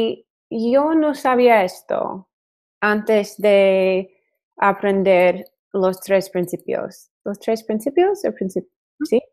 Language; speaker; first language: Spanish; non-native, learner; English